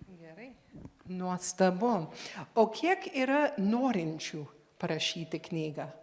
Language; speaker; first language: Lithuanian; early bilingual, heritage; Lithuanian